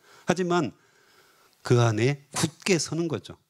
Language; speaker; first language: Korean; native; Korean